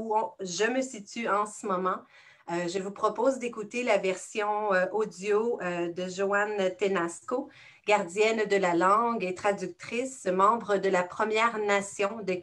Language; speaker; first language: French; native; French